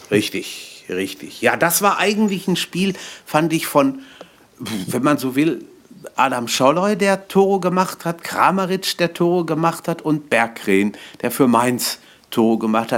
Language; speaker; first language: German; native; German